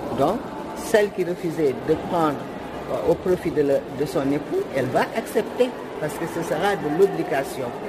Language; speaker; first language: French; non-native, local second language; Wolof